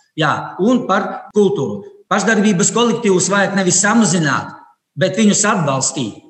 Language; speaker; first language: Latvian; non-native, local second language; Russian